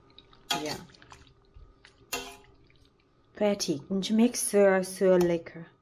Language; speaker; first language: German; non-native, learner; Thai